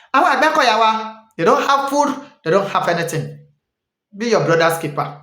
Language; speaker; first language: English; non-native, local second language; Yoruba